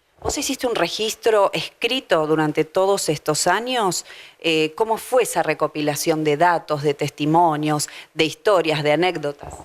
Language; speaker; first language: Spanish; native; Spanish